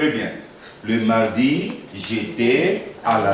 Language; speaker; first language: French; non-native, fluent; Korean